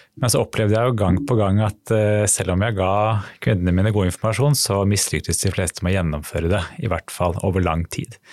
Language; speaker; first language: Norwegian; native; Norwegian